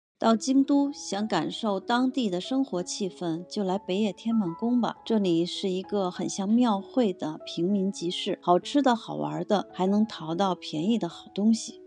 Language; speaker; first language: Chinese; native; Chinese